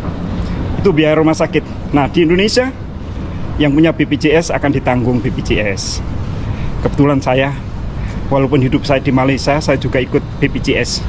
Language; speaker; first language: Indonesian; native; Indonesian